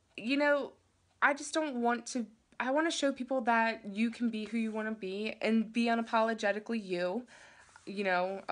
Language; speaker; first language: English; native; English